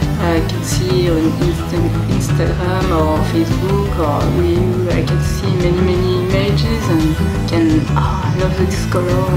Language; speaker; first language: English; non-native, learner; French